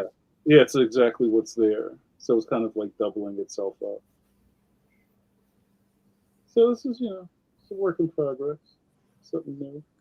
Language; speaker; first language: English; native; English